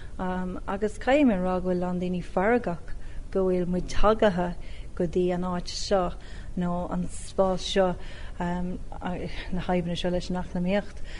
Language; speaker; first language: Irish; non-native, local second language; English